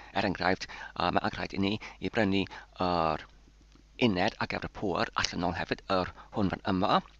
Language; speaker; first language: Welsh; non-native, local second language; English